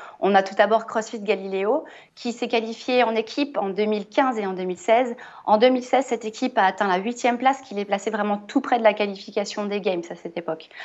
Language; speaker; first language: French; native; French